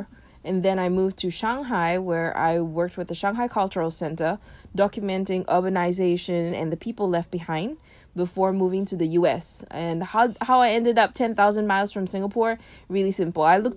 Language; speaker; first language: English; native; English